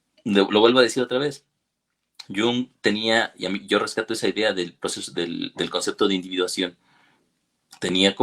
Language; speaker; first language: Spanish; native; Spanish